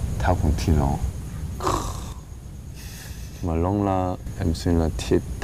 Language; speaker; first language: Vietnamese; non-native, learner; English